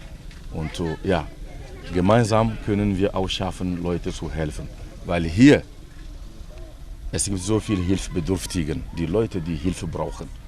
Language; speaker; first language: German; non-native, learner; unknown